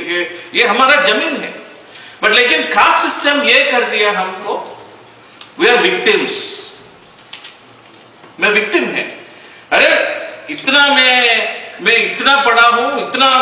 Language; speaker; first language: Hindi; non-native, local second language; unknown